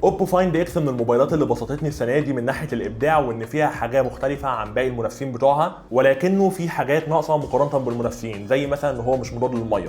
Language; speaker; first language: Arabic; native; Arabic